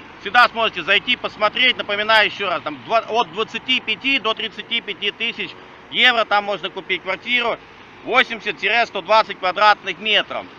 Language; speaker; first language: Russian; native; Russian